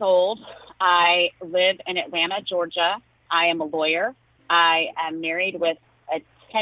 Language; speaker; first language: English; native; English